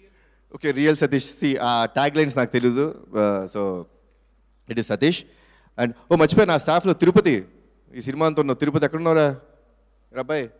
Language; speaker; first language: Telugu; native; Telugu